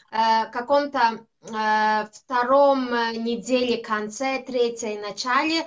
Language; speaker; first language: Russian; non-native, local second language; Latvian